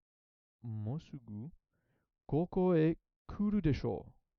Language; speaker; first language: Japanese; non-native, learner; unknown